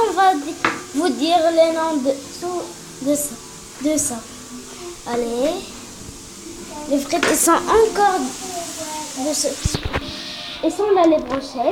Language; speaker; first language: French; non-native, learner; Arabic